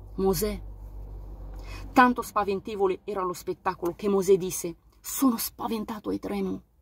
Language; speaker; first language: Italian; non-native, fluent; Romanian